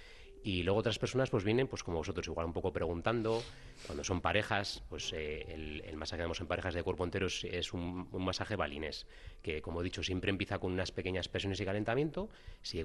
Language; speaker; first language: Spanish; native; Spanish